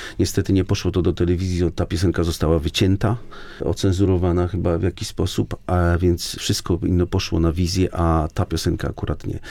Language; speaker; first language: Polish; native; Polish